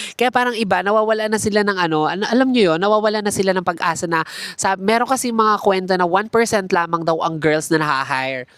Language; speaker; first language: Filipino; native; Filipino